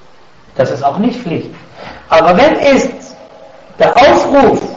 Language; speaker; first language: German; non-native, fluent; Arabic